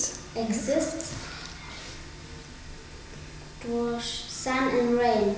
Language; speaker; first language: English; non-native, learner; German